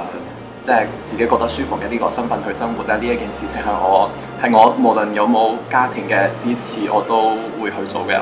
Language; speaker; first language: Cantonese; native; Cantonese